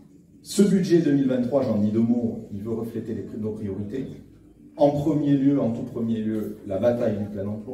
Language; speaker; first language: French; native; French